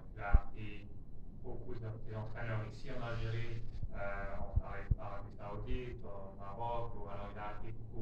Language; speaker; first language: French; non-native, fluent; German